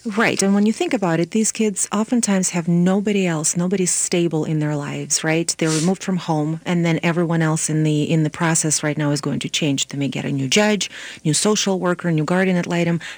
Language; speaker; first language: English; non-native, fluent; Romanian